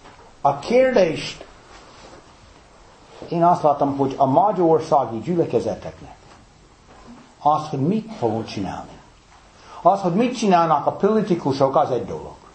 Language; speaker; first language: Hungarian; non-native, fluent; English